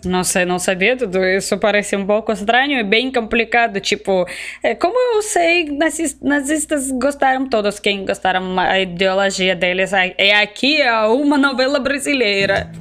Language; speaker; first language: Portuguese; non-native, learner; Russian